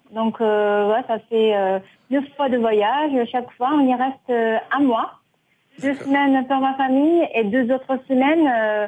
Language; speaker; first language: French; non-native, fluent; Japanese